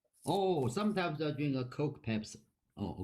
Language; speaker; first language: English; non-native, learner; Chinese